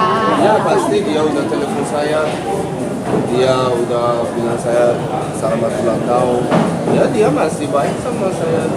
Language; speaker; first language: Indonesian; non-native, learner; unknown